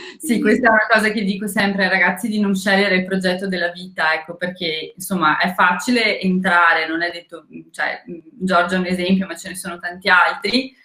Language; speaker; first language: Italian; non-native, fluent; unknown